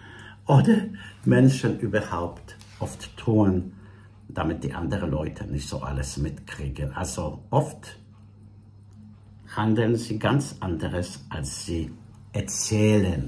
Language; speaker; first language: German; non-native, fluent; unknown